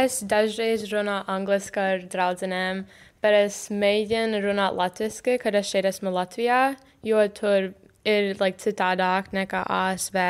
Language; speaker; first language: Latvian; early bilingual, heritage; English